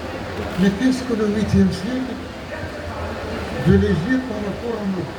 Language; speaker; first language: French; non-native, local second language; Arabic